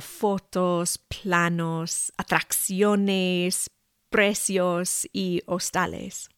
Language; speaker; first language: Spanish; non-native, fluent; English